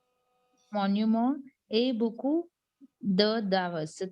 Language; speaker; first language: French; non-native, learner; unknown